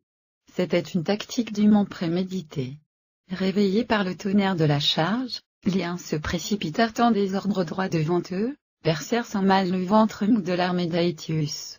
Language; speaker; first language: French; native; French